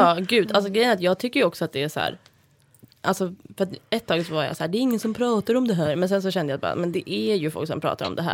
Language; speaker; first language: Swedish; native; Swedish